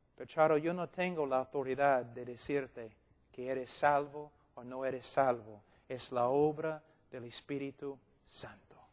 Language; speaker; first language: Spanish; non-native, fluent; English